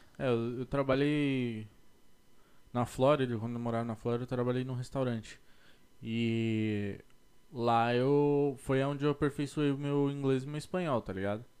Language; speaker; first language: Portuguese; native; Portuguese